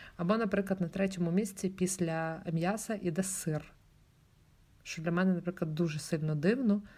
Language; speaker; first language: Ukrainian; native; Ukrainian